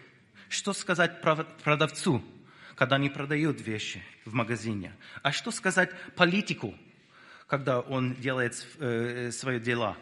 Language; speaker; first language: Russian; non-native, fluent; English